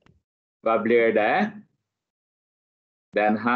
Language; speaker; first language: Swedish; non-native, fluent; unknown